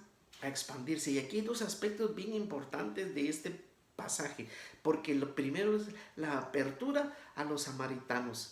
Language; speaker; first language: Spanish; native; Spanish